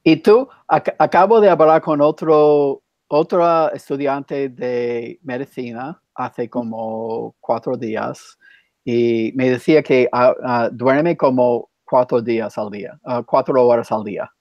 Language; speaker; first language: Spanish; non-native, learner; English